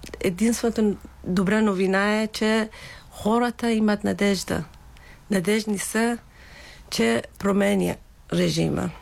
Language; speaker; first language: Bulgarian; non-native, learner; Persian